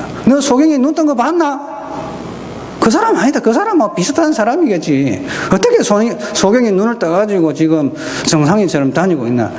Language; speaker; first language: Korean; native; Korean